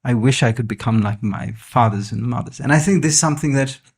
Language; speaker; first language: English; non-native, local second language; Nepali